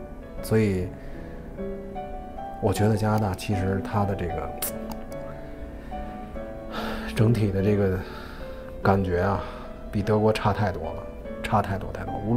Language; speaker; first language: Chinese; native; Chinese